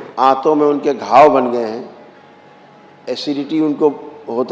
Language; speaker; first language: Hindi; native; Hindi